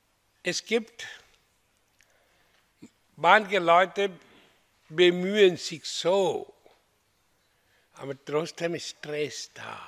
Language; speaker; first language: German; non-native, fluent; Hindi